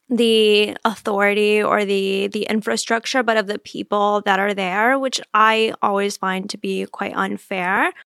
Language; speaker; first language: English; native; English